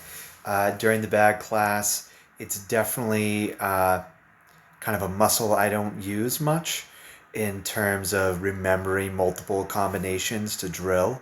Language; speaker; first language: English; native; English